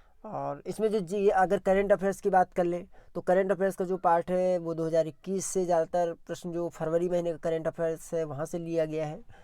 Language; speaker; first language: Hindi; native; Hindi